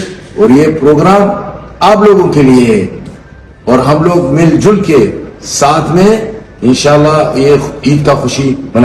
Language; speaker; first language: Hindi; non-native, fluent; Arabic